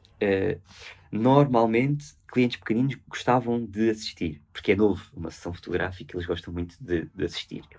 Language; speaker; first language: Portuguese; native; Portuguese